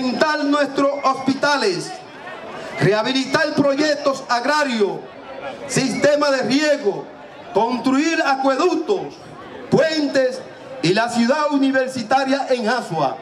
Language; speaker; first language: Spanish; native; Spanish